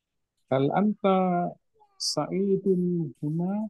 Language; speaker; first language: Arabic; non-native, learner; Indonesian